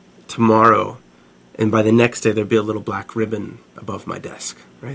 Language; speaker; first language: English; native; English